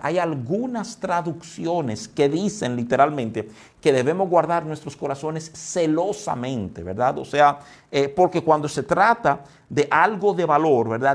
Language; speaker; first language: Spanish; native; Spanish